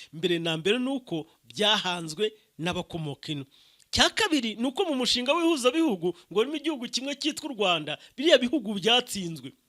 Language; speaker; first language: Kinyarwanda; native; Kinyarwanda